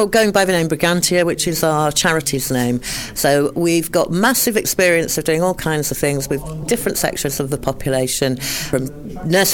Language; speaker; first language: English; native; English